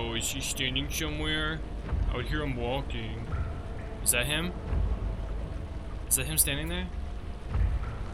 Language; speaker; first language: English; native; English